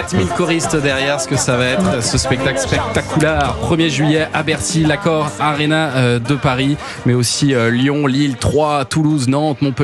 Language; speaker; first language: French; native; French